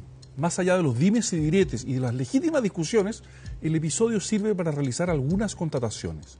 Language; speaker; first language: Spanish; native; Spanish